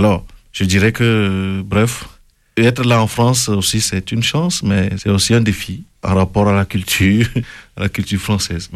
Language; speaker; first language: French; non-native, local second language; Ewe